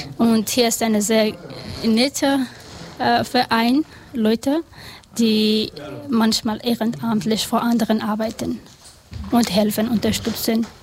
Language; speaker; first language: German; non-native, learner; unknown